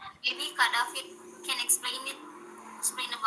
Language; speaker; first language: English; non-native, learner; Indonesian